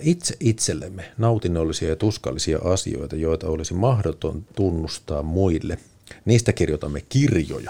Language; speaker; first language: Finnish; native; Finnish